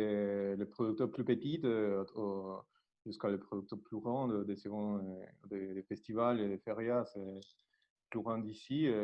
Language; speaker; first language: French; non-native, learner; Spanish